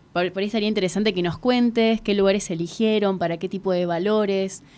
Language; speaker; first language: Spanish; native; Spanish